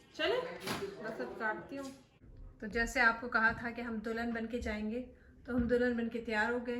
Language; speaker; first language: Urdu; native; Urdu